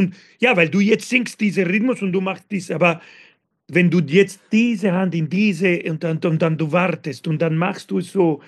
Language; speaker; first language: German; non-native, fluent; Spanish